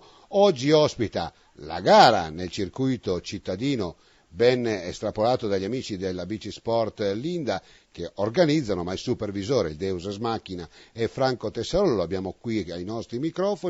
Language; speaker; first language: Italian; native; Italian